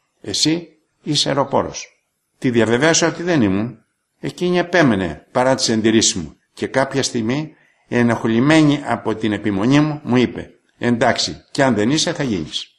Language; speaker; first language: Greek; native; Greek